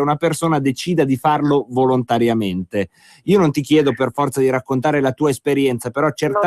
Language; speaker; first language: Italian; native; Italian